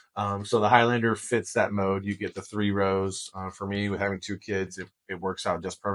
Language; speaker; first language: English; native; English